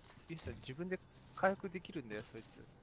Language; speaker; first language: Japanese; native; Japanese